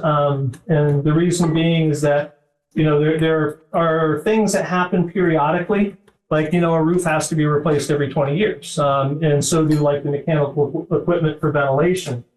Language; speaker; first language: English; native; English